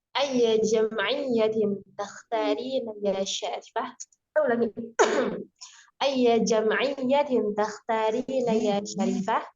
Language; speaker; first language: Arabic; non-native, learner; Indonesian